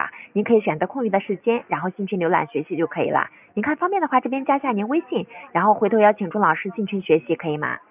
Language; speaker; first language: Chinese; native; Chinese